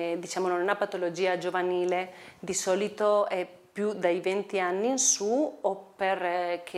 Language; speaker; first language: Italian; non-native, fluent; Spanish